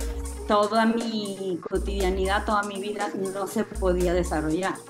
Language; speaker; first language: Spanish; non-native, fluent; Italian